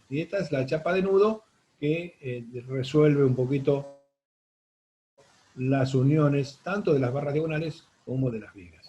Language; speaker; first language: Spanish; native; Spanish